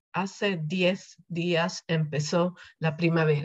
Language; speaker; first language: Spanish; non-native, fluent; Dutch